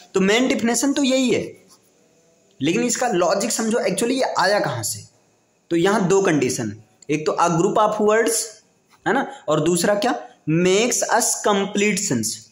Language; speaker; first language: Hindi; native; Hindi